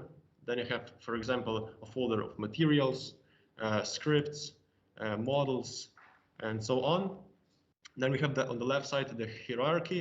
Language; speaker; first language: English; non-native, fluent; Slovenian